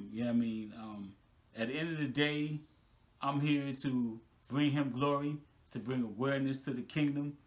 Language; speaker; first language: English; native; English